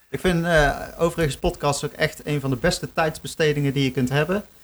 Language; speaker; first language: Dutch; native; Dutch